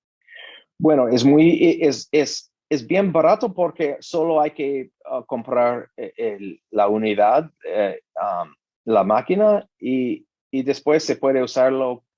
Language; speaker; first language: Spanish; non-native, learner; English